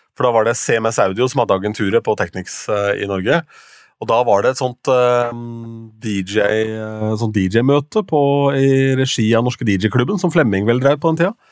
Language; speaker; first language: Norwegian; native; Norwegian